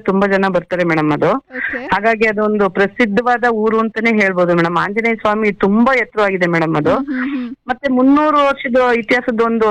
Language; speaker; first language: Kannada; native; Kannada